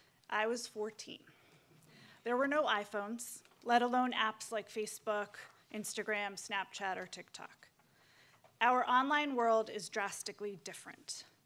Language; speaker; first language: English; native; English